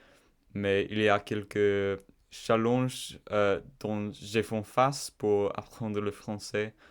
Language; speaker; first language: French; non-native, learner; English